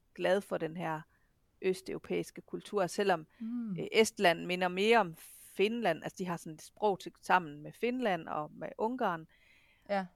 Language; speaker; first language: Danish; native; Danish